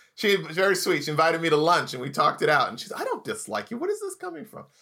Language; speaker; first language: English; native; English